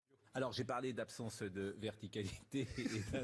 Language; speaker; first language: French; native; French